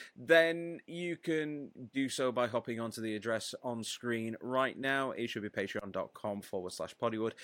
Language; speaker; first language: English; native; English